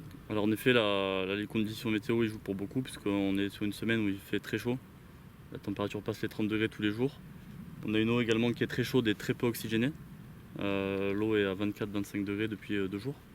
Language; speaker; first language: French; native; French